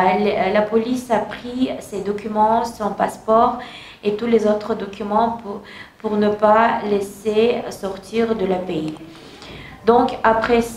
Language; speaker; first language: French; non-native, learner; Kazakh